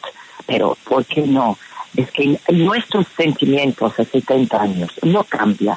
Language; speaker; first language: Spanish; non-native, fluent; English